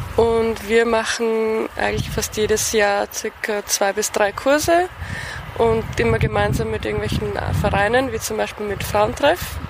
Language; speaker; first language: German; native; German